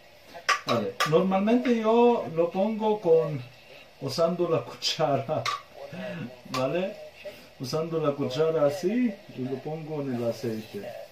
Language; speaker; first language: Spanish; non-native, fluent; Arabic